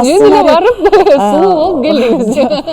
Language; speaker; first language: Kyrgyz; native; Kyrgyz